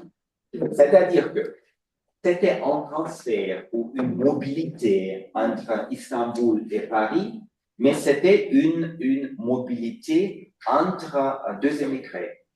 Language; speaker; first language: French; non-native, fluent; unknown